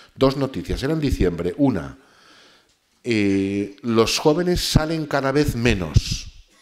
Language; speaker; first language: Spanish; native; Spanish